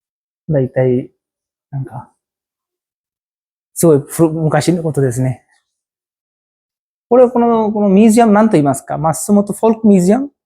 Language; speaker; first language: Japanese; non-native, learner; Bangla